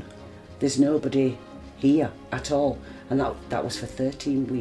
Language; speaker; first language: English; native; English